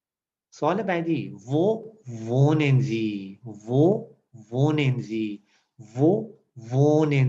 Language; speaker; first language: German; non-native, learner; Persian